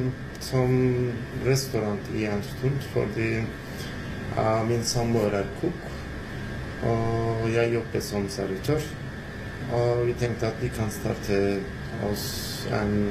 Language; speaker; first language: Norwegian; non-native, learner; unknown